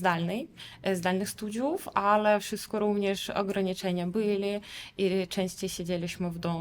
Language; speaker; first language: Polish; non-native, fluent; Russian